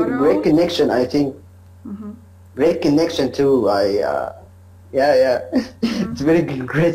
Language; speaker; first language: English; non-native, learner; Arabic